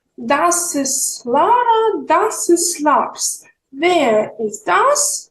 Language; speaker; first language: German; non-native, fluent; Ukrainian